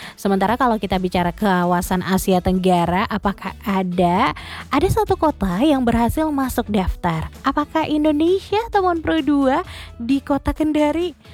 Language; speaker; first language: Indonesian; native; Indonesian